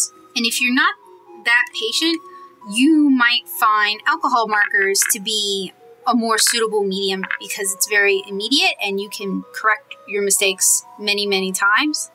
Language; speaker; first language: English; native; English